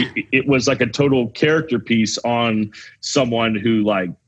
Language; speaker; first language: English; native; English